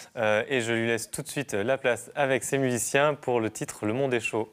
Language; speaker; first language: French; native; French